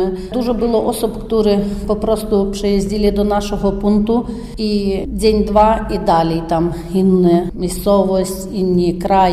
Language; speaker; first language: Polish; non-native, learner; Ukrainian